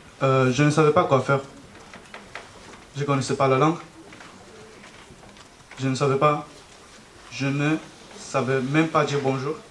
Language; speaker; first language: French; non-native, learner; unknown